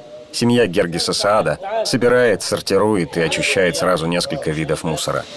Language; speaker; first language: Russian; native; Russian